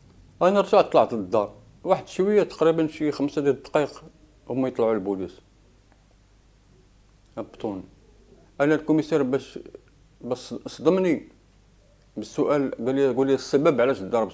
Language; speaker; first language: Arabic; native; Arabic